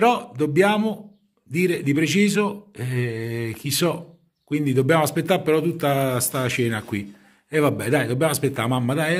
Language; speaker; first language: Italian; native; Italian